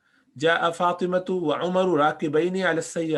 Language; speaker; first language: Arabic; non-native, fluent; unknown